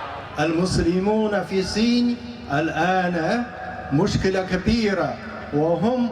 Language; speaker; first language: Arabic; non-native, fluent; Chinese